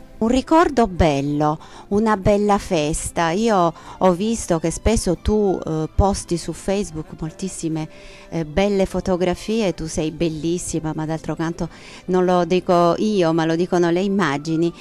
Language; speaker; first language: Italian; native; Italian